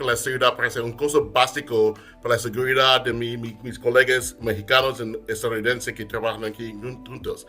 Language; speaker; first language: Spanish; non-native, fluent; English